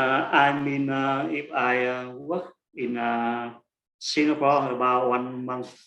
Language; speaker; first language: English; non-native, learner; Vietnamese